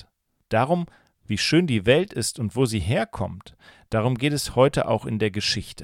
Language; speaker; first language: German; native; German